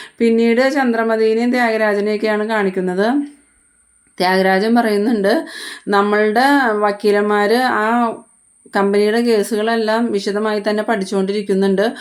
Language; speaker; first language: Malayalam; native; Malayalam